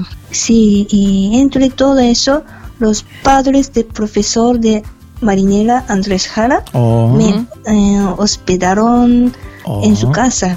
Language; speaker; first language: Spanish; non-native, fluent; Japanese